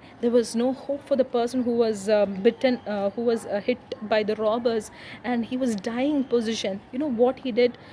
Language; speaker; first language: English; non-native, local second language; Tamil